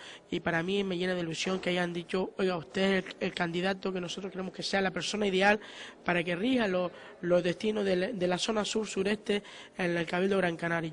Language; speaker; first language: Spanish; native; Spanish